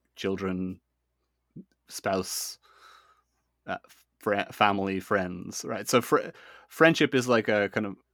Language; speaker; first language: English; native; English